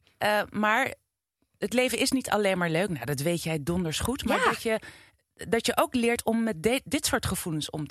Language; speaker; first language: Dutch; native; Dutch